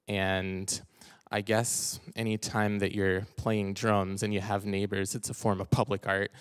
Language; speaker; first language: English; native; English